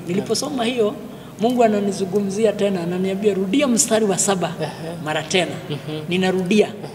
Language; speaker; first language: Swahili; non-native, local second language; Kikuyu